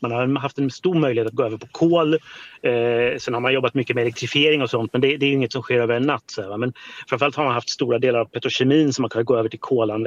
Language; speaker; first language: Swedish; native; Swedish